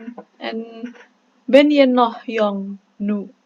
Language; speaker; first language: Dutch; non-native, fluent; Indonesian